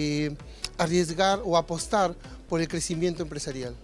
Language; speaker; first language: Spanish; native; Spanish